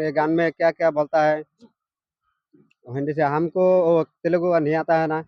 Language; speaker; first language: Hindi; non-native, learner; Bangla